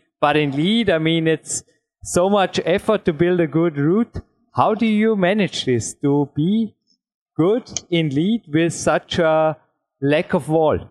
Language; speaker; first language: English; non-native, fluent; German